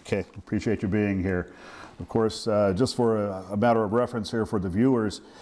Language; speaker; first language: English; native; English